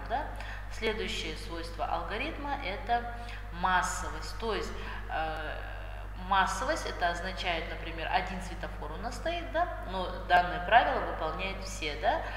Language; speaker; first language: Russian; non-native, local second language; Kazakh